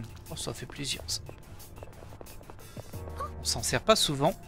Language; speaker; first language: French; native; French